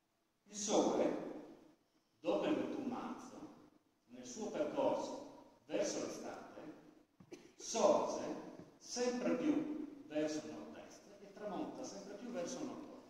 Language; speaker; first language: Italian; native; Italian